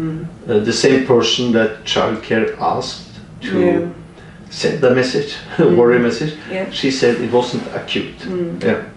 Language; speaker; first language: English; non-native, fluent; Norwegian